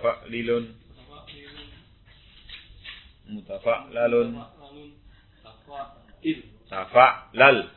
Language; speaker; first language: Arabic; non-native, fluent; Indonesian